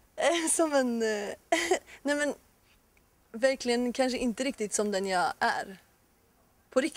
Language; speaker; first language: Swedish; native; Swedish